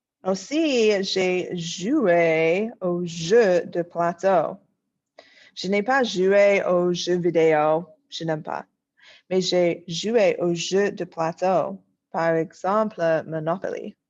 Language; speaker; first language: French; non-native, fluent; English